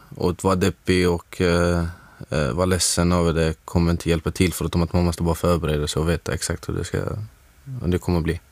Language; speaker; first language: Swedish; non-native, fluent; Arabic